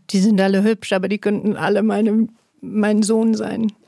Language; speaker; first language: German; non-native, fluent; English